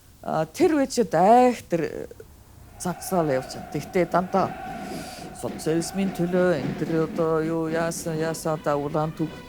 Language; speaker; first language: Mongolian; non-native, fluent; Finnish